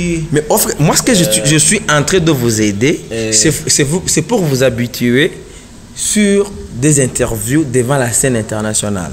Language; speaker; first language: French; non-native, learner; Rundi